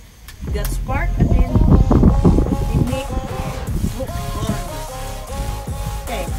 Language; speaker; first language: English; non-native, learner; Filipino